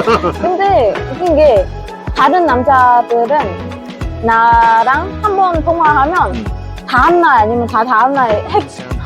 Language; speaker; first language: Korean; non-native, fluent; Vietnamese